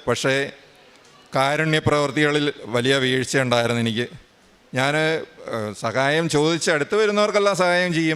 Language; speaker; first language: Malayalam; native; Malayalam